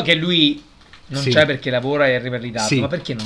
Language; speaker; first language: Italian; native; Italian